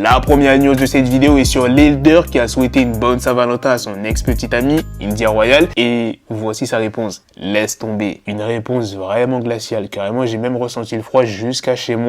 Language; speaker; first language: French; native; French